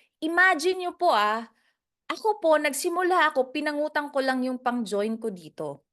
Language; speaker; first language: Filipino; non-native, local second language; Cebuano